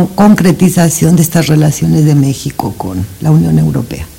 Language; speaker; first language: Spanish; native; Spanish